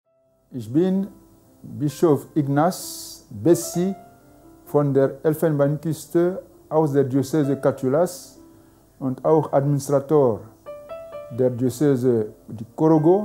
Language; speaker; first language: German; non-native, learner; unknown